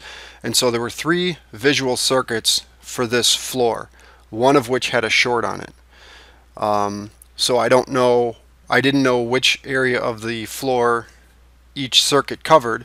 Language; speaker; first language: English; native; English